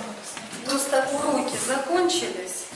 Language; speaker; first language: Russian; native; Russian